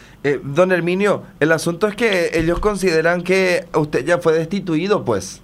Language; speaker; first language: Spanish; native; Spanish